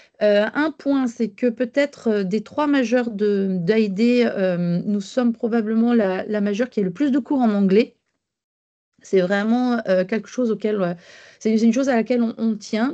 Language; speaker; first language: French; native; French